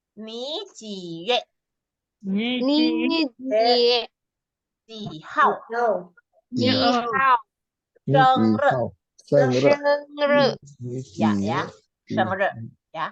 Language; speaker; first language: Chinese; non-native, fluent; Indonesian